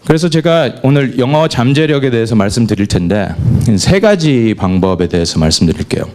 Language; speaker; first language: Korean; non-native, fluent; English